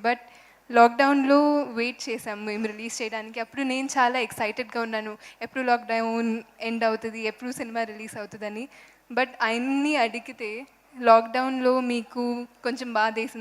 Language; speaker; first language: Telugu; non-native, fluent; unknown